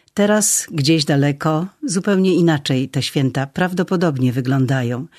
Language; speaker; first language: Polish; native; Polish